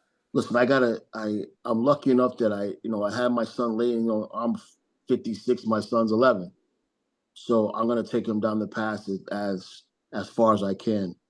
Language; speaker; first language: English; native; English